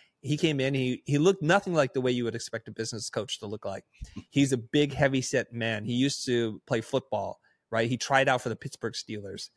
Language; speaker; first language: English; early bilingual, other home language; Vietnamese